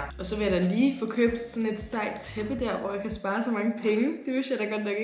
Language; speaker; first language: Danish; native; Danish